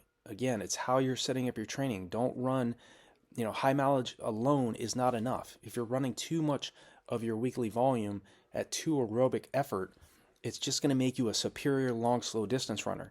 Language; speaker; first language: English; native; English